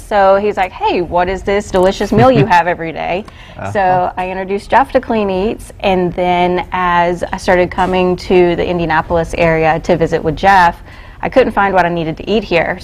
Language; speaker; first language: English; native; English